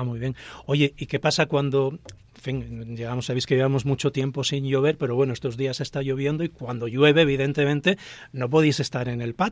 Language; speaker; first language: Spanish; native; Spanish